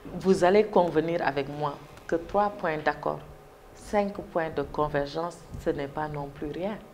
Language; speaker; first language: French; non-native, local second language; Wolof